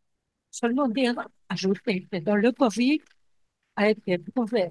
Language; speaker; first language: French; non-native, fluent; Spanish